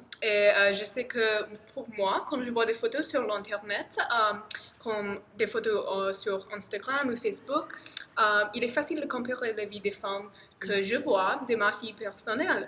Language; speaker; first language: French; non-native, fluent; English